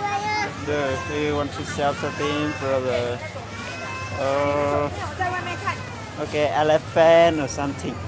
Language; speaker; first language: English; non-native, learner; Hmong